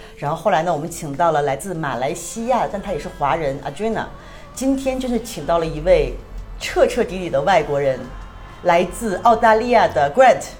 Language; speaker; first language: Chinese; native; Chinese